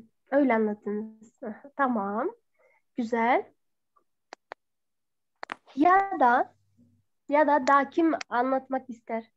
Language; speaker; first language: Turkish; non-native, fluent; Kyrgyz